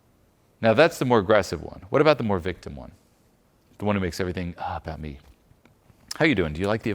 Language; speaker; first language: English; non-native, fluent; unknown